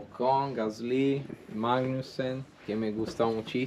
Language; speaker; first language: Spanish; non-native, learner; Italian